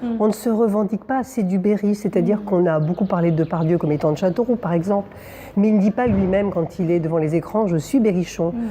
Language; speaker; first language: French; native; French